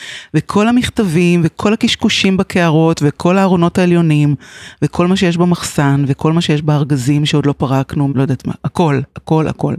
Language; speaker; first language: Hebrew; native; Hebrew